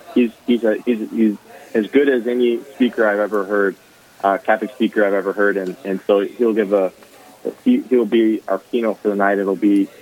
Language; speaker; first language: English; native; English